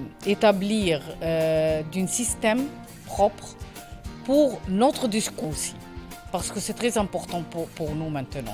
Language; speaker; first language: French; non-native, learner; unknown